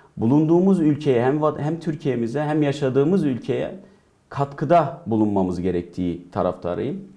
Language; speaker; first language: Turkish; early bilingual, heritage; Turkish